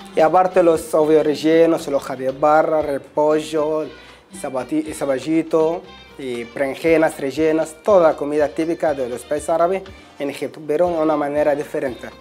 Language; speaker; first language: Spanish; non-native, fluent; Arabic